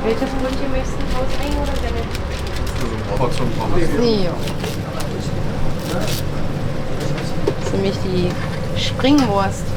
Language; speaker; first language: German; native; German